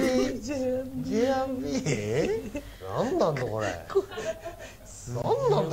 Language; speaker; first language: Japanese; native; Japanese